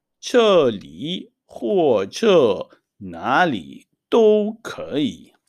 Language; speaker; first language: Chinese; non-native, fluent; Hebrew